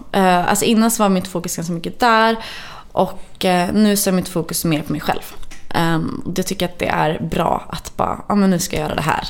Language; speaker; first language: Swedish; native; Swedish